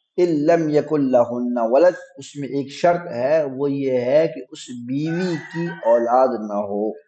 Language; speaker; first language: Urdu; native; Urdu